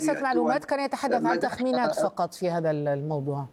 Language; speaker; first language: Arabic; native; Arabic